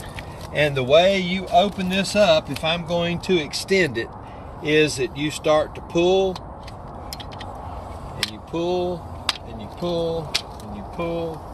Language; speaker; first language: English; native; English